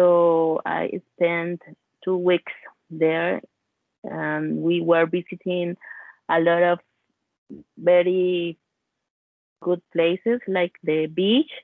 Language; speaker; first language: English; non-native, learner; Spanish